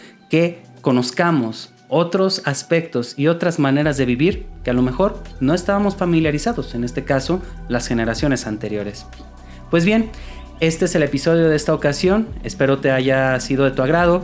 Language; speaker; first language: Spanish; native; Spanish